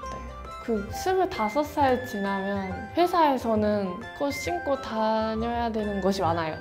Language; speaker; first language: Korean; non-native, fluent; Japanese